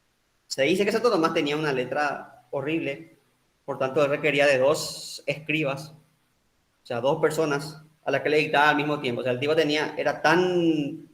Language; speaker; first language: Spanish; native; Spanish